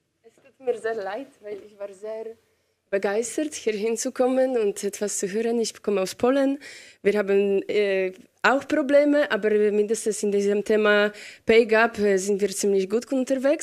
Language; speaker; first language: German; non-native, fluent; Polish